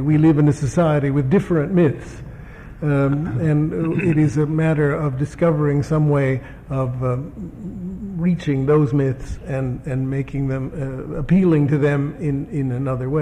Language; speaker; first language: English; native; English